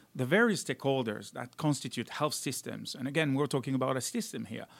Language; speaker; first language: English; non-native, fluent; French